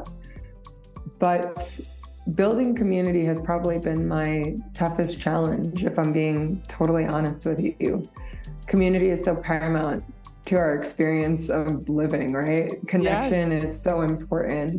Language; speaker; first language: English; native; English